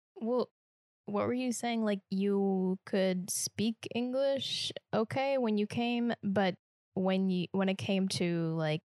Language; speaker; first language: English; native; English